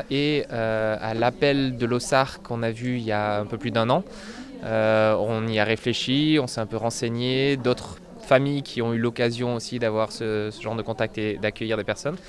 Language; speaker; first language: French; native; French